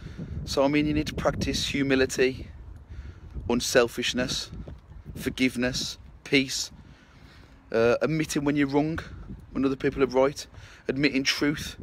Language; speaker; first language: English; native; English